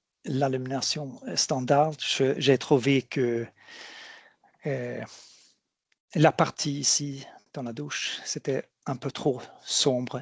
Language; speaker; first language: French; non-native, fluent; Swedish